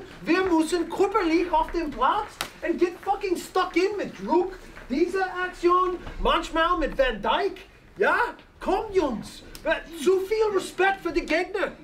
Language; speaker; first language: German; non-native, learner; English